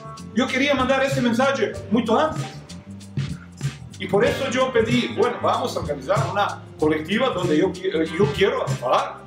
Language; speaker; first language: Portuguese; non-native, learner; Croatian